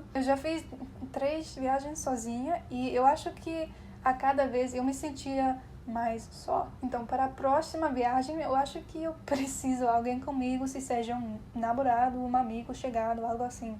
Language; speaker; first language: Portuguese; non-native, fluent; English